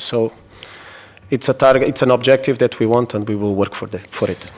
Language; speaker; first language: English; non-native, fluent; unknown